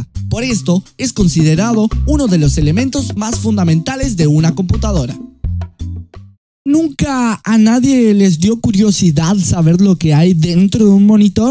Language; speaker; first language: Spanish; native; Spanish